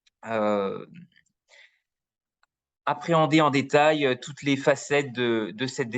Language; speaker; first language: French; native; French